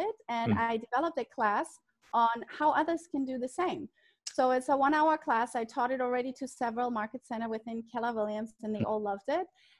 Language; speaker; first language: English; non-native, fluent; German